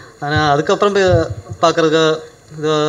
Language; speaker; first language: Tamil; non-native, learner; Malayalam